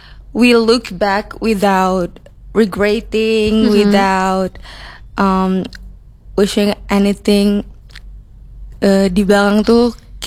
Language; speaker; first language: Indonesian; native; Indonesian